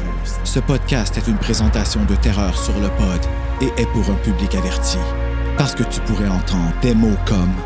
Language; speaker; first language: French; native; French